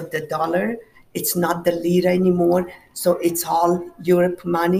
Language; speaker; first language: English; non-native, fluent; Italian